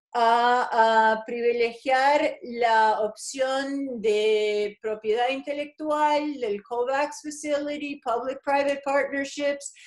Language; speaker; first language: Spanish; non-native, fluent; English